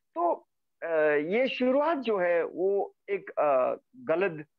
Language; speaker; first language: Hindi; native; Hindi